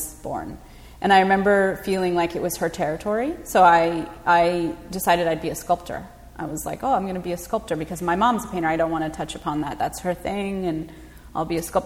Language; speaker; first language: English; native; English